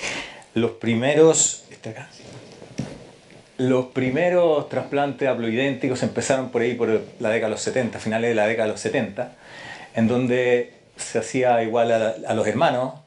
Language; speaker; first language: Spanish; native; Spanish